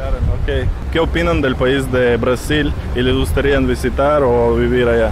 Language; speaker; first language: Spanish; non-native, fluent; Russian